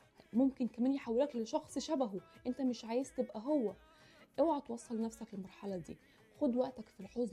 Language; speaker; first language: Arabic; native; Arabic